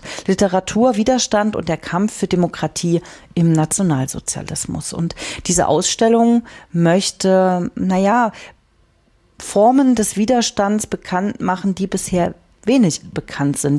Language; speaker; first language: German; native; German